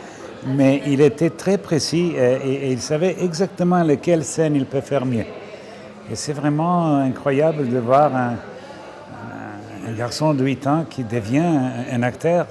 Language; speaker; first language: French; non-native, fluent; Serbian